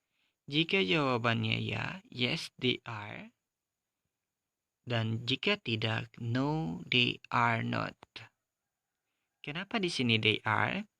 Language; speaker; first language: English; non-native, fluent; Indonesian